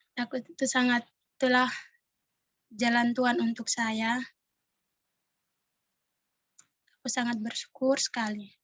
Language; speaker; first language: Indonesian; non-native, local second language; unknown